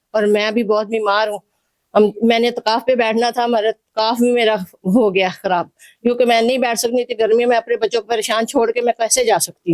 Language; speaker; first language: Urdu; non-native, local second language; Punjabi